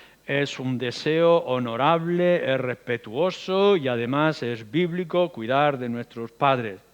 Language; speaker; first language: Spanish; native; Spanish